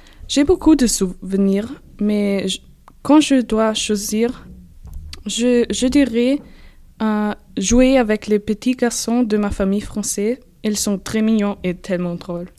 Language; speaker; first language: French; non-native, learner; German